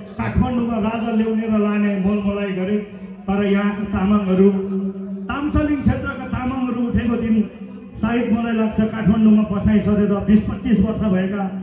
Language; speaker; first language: Nepali; non-native, local second language; Eastern Tamang